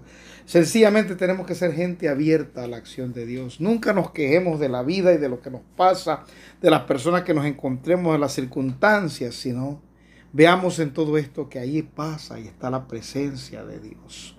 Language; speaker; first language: Spanish; native; Spanish